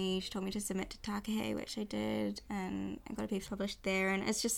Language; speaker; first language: English; native; English